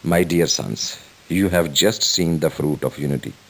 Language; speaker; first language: English; non-native, local second language; Urdu